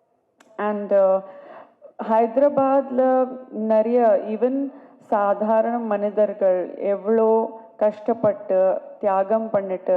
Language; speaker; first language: Tamil; non-native, fluent; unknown